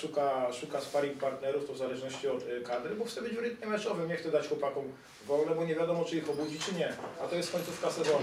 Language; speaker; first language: Polish; native; Polish